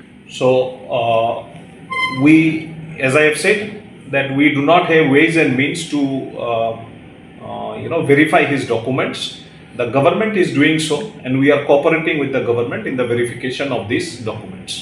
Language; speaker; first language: English; non-native, local second language; Bangla